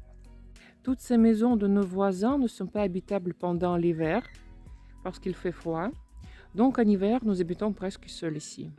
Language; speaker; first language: French; non-native, fluent; Russian